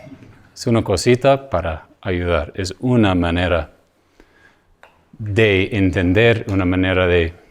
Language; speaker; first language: Spanish; non-native, fluent; English